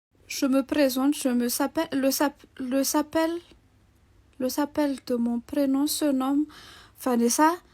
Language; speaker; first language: French; non-native, local second language; Malagasy